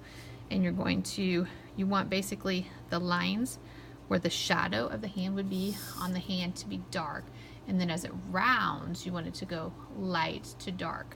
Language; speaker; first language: English; native; English